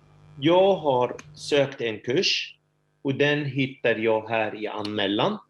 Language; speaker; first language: Swedish; non-native, fluent; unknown